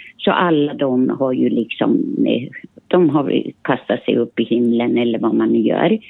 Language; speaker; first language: Swedish; early bilingual, other home language; Finnish